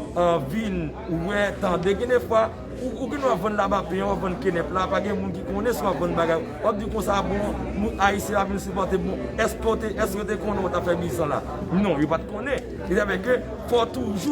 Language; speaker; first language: French; non-native, local second language; Haitian Creole